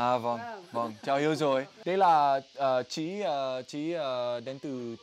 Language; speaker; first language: Vietnamese; non-native, learner; English